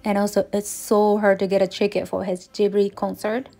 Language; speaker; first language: English; non-native, fluent; Japanese